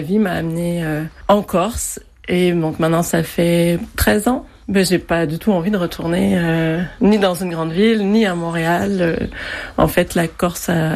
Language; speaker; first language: French; native; French